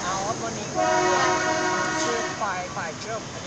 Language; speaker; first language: English; non-native, learner; Vietnamese